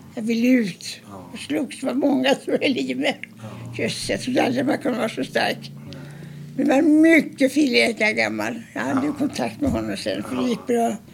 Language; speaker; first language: Swedish; early bilingual, other home language; German